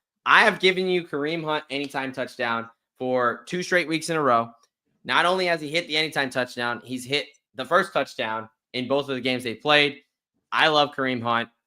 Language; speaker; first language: English; native; English